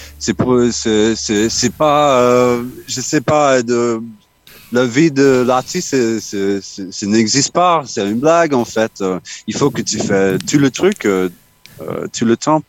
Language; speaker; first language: French; non-native, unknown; English